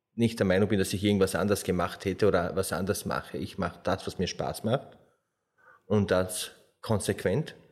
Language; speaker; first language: German; non-native, fluent; Slovenian